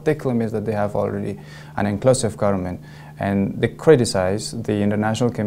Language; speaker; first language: English; non-native, fluent; Persian